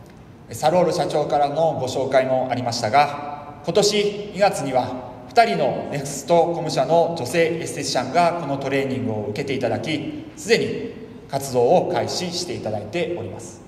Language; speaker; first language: Japanese; native; Japanese